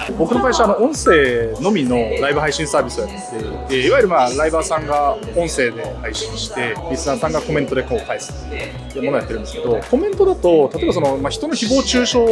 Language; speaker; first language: Japanese; native; Japanese